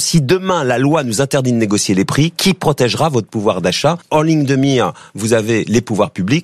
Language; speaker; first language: French; native; French